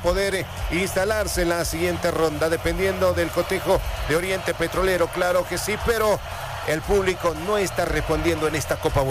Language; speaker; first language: Spanish; native; Spanish